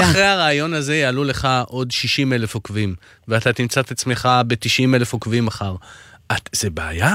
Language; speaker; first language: Hebrew; native; Hebrew